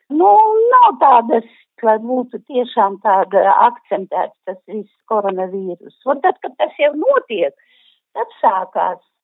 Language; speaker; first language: Latvian; non-native, local second language; Russian